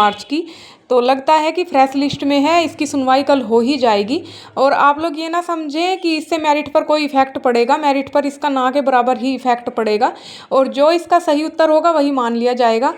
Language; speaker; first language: Hindi; native; Hindi